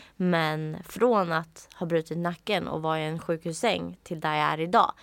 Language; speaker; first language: Swedish; native; Swedish